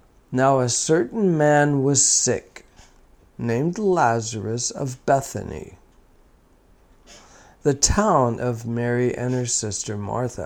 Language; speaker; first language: English; native; English